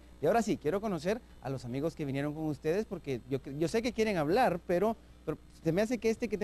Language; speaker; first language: Spanish; native; Spanish